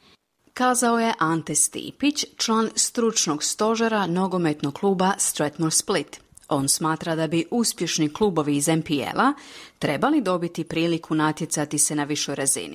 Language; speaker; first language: Croatian; native; Croatian